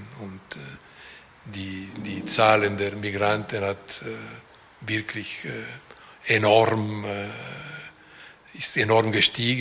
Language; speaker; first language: German; non-native, local second language; Italian